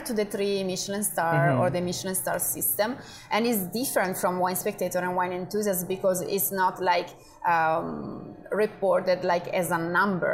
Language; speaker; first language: English; non-native, fluent; Italian